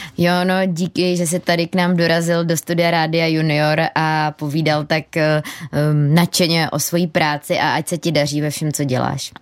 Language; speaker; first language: Czech; native; Czech